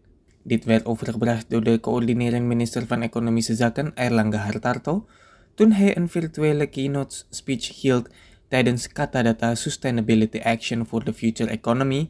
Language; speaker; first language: Dutch; non-native, fluent; Indonesian